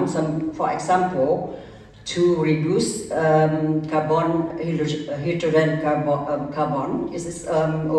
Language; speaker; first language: English; early bilingual, other home language; German